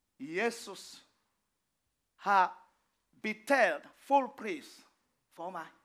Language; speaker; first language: Danish; non-native, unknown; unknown